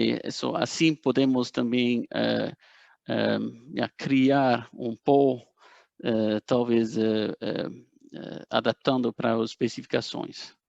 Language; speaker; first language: Portuguese; non-native, fluent; Dutch